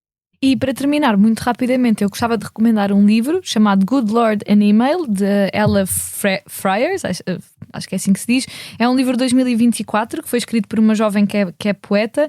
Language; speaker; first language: Portuguese; native; Portuguese